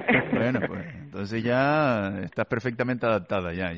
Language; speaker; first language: Spanish; native; Spanish